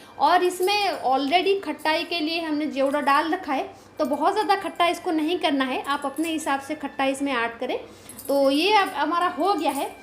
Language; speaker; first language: Hindi; non-native, local second language; Bangla